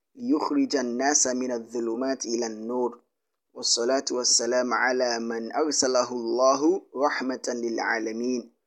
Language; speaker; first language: Arabic; non-native, fluent; Yoruba